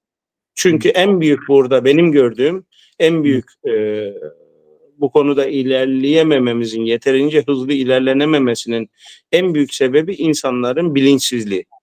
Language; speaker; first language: Turkish; early bilingual, heritage; Turkish